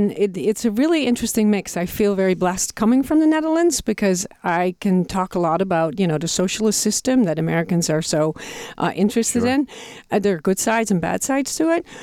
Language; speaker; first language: English; non-native, fluent; Dutch